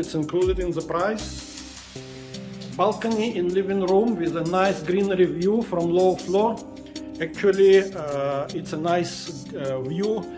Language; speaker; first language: English; non-native, fluent; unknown